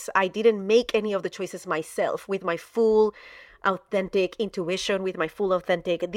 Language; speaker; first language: English; non-native, fluent; Spanish